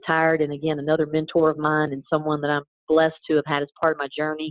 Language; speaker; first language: English; native; English